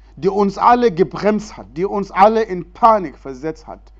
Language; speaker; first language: German; non-native, fluent; Arabic